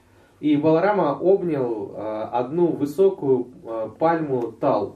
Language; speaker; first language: Russian; native; Russian